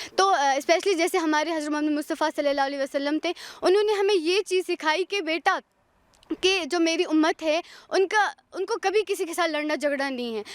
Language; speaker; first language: Hindi; non-native, local second language; Pahari-Potwari